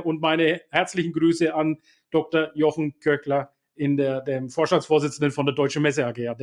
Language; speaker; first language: German; native; German